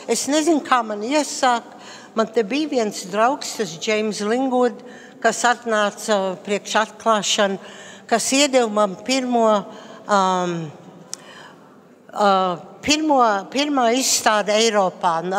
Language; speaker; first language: Latvian; early bilingual, heritage; Latvian